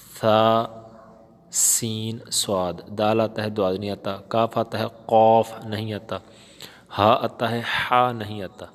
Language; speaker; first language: Urdu; non-native, local second language; Punjabi